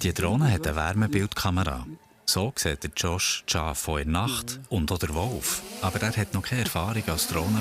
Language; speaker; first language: German; native; German